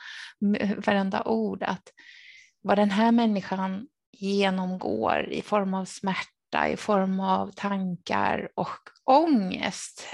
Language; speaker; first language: Swedish; native; Swedish